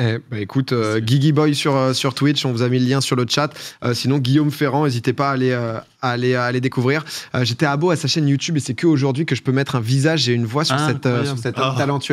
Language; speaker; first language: French; native; French